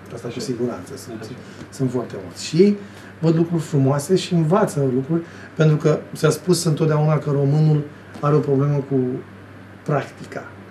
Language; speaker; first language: Romanian; native; Romanian